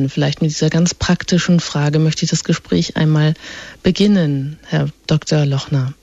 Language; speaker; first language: German; native; German